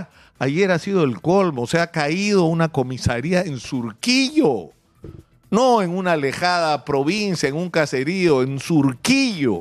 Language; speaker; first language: Spanish; native; Spanish